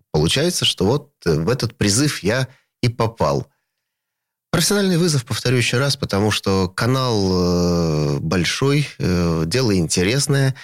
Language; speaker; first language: Russian; native; Russian